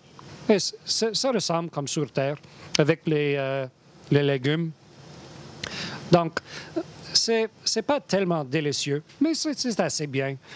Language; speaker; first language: French; non-native, learner; English